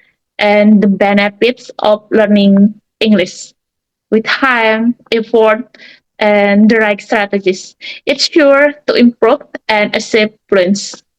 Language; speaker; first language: English; non-native, learner; Indonesian